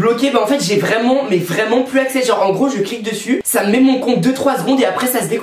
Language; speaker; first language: French; native; French